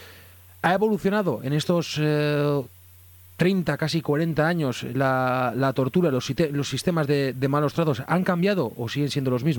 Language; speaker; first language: Spanish; native; Spanish